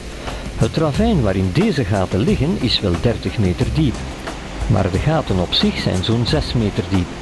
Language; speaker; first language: Dutch; native; Dutch